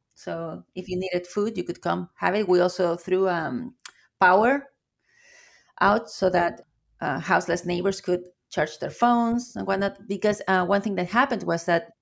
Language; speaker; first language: English; non-native, fluent; Spanish